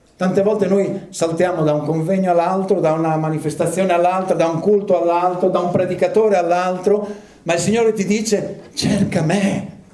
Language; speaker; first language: Italian; early bilingual, other home language; English